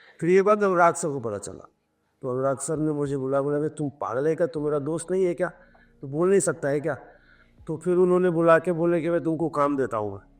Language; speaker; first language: Hindi; native; Hindi